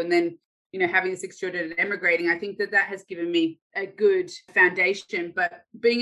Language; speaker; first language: English; native; English